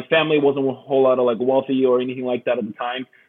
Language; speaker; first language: English; early bilingual, other home language; Korean